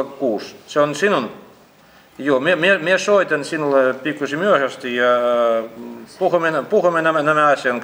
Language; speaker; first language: Finnish; non-native, local second language; Russian